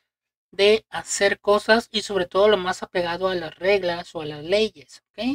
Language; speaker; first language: Spanish; native; Spanish